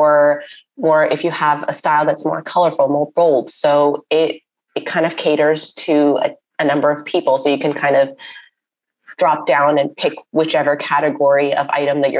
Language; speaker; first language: English; non-native, local second language; Urdu